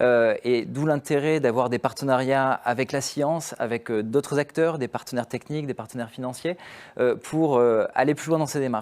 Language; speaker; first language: French; native; French